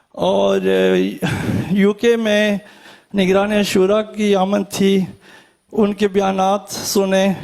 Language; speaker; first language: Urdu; early bilingual, heritage; Urdu